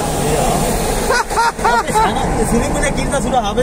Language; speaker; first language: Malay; non-native, learner; Bangla